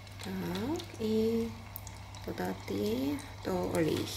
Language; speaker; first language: Ukrainian; non-native, learner; Korean